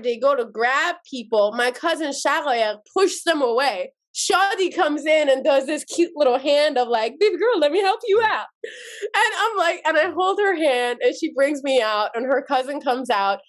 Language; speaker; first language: English; early bilingual, other home language; Azerbaijani